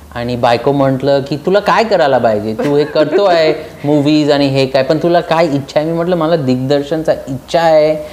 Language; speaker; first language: Marathi; early bilingual, heritage; Marathi